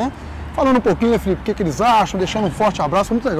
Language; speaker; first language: Portuguese; native; Portuguese